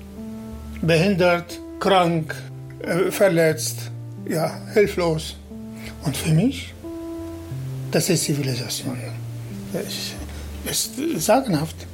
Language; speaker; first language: German; non-native, fluent; Arabic